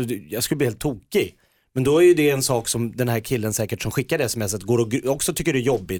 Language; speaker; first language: Swedish; native; Swedish